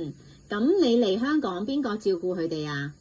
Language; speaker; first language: Cantonese; native; Cantonese